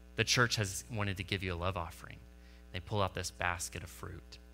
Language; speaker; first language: English; native; English